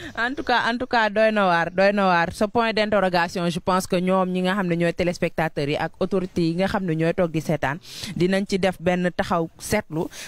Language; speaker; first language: Wolof; native; Wolof